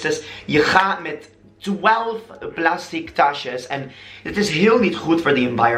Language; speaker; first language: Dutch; non-native, learner; English